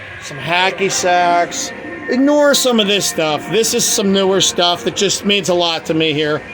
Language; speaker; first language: English; native; English